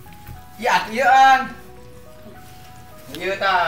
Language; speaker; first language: Indonesian; non-native, local second language; Sundanese